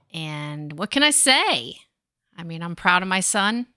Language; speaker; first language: English; native; English